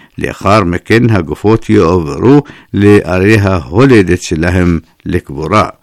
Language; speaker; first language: Hebrew; non-native, fluent; Persian